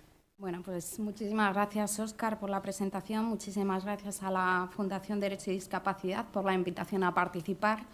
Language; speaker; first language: Spanish; native; Spanish